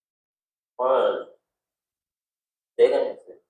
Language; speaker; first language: Korean; non-native, learner; Sinhala